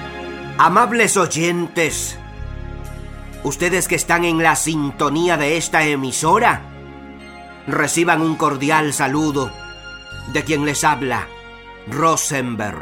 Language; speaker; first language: Spanish; native; Spanish